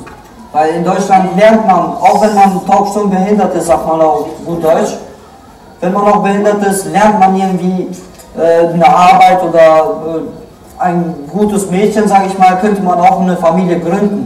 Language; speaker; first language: German; early bilingual, other home language; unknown